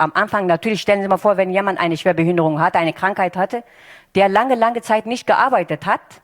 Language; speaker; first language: German; non-native, fluent; Turkish